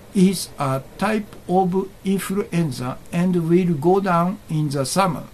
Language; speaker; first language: English; non-native, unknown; Japanese